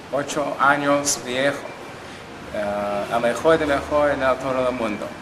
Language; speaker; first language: Spanish; non-native, learner; English